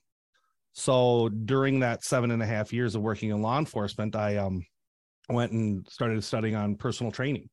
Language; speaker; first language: English; native; English